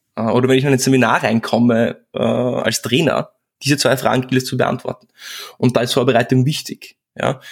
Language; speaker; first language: German; early bilingual, other home language; Czech